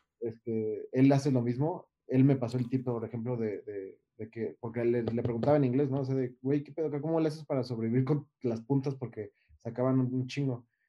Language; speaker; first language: Spanish; native; Spanish